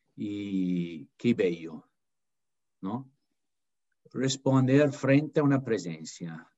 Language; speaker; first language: Spanish; non-native, fluent; English